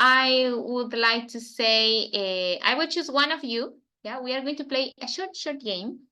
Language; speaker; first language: English; non-native, fluent; Spanish